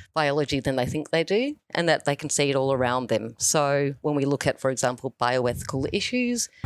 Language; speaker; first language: English; native; English